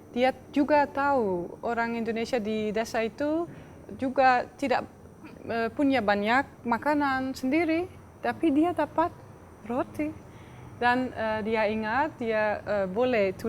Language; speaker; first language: Indonesian; non-native, fluent; Dutch